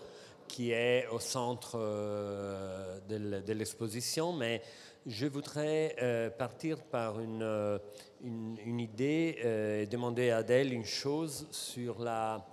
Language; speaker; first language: French; non-native, fluent; Italian